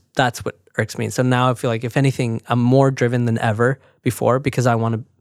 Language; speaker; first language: English; early bilingual, other home language; Spanish